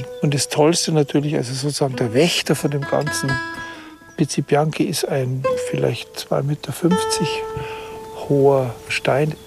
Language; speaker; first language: German; native; German